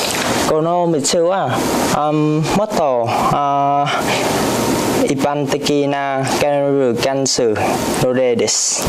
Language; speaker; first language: Japanese; non-native, learner; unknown